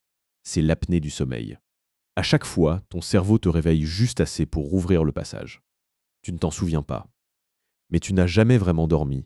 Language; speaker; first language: French; native; French